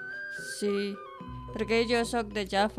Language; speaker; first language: Catalan; non-native, learner; Indonesian